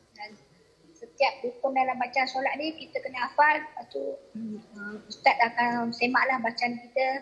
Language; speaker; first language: Malay; non-native, local second language; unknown